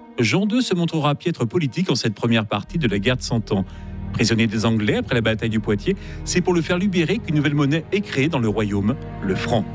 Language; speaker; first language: French; native; French